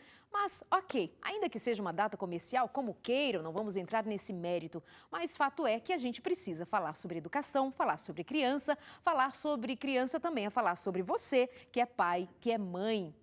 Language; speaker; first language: Portuguese; native; Portuguese